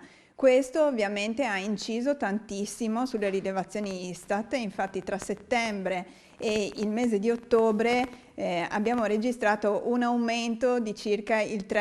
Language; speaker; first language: Italian; native; Italian